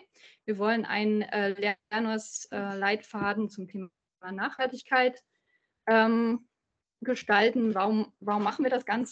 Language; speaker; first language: German; native; German